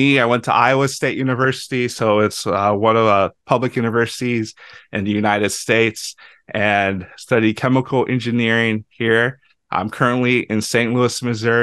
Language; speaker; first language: English; native; English